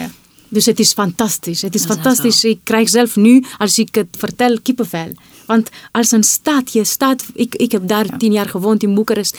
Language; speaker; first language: Dutch; non-native, fluent; Romanian